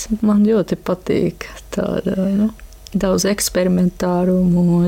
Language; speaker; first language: Latvian; non-native, learner; Japanese